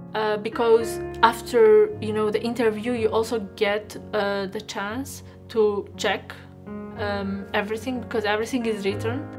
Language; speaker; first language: English; non-native, fluent; Arabic